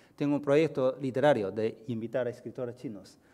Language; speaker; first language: Spanish; non-native, fluent; Chinese